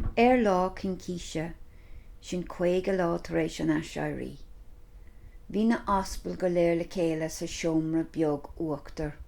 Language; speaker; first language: Irish; non-native, local second language; English